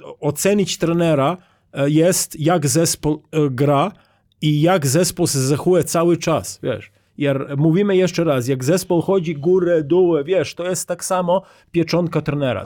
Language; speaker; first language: Polish; non-native, learner; Croatian